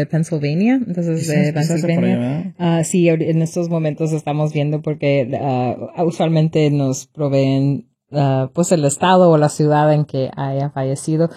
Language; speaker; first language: Spanish; early bilingual, heritage; Spanish